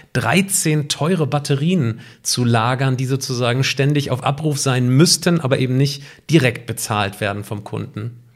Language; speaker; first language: German; native; German